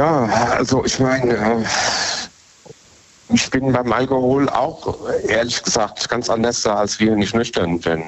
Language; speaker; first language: German; native; German